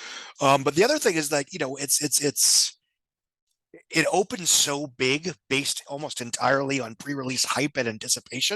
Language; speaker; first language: English; native; English